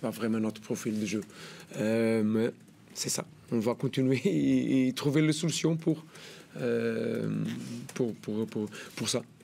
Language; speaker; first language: French; non-native, learner; Portuguese